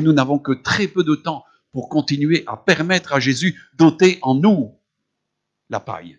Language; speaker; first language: French; native; French